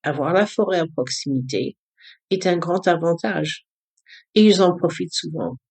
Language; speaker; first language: French; early bilingual, other home language; English